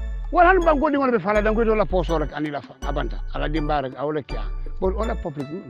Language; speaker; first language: English; non-native, local second language; Mandingo